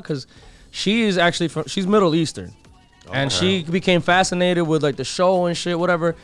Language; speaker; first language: English; early bilingual, other home language; Spanish